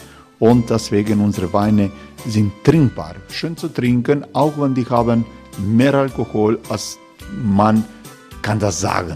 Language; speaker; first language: German; non-native, learner; Croatian